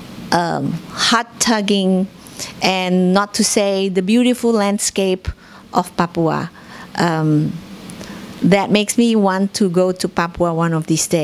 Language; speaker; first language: English; non-native, fluent; Indonesian